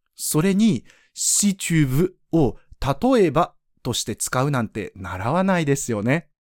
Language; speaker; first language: Japanese; native; Japanese